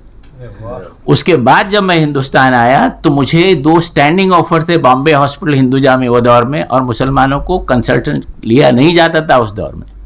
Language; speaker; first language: Hindi; native; Hindi